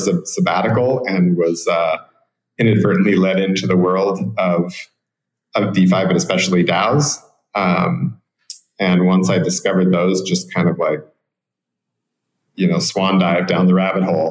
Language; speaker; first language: English; native; English